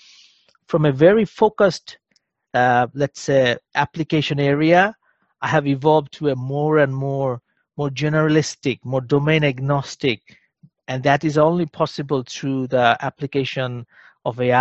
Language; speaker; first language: English; non-native, local second language; Bangla